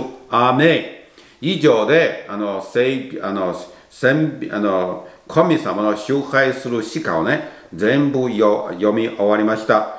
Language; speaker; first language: Japanese; non-native, learner; Chinese